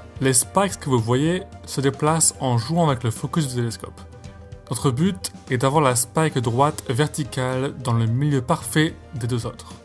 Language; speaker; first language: French; native; French